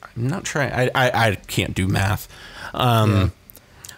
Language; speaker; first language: English; native; English